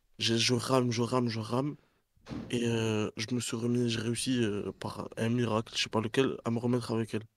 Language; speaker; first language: French; native; French